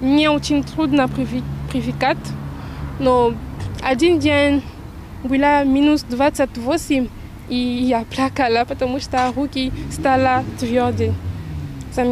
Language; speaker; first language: Russian; non-native, learner; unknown